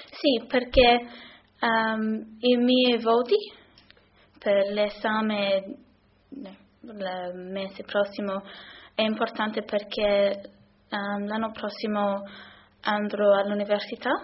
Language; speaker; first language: Italian; non-native, learner; English